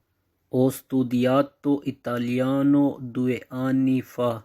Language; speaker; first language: Italian; non-native, fluent; Urdu